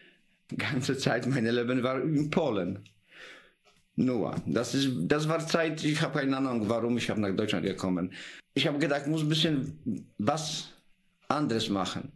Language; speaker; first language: German; non-native, learner; Polish